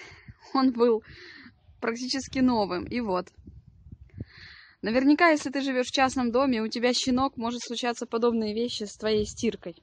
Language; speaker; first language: Russian; native; Russian